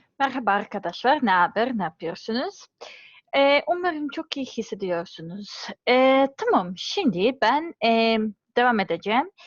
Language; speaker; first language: Turkish; non-native, learner; Serbian